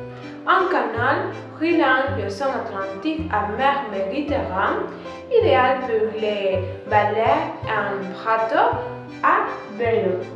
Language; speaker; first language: French; non-native, learner; Spanish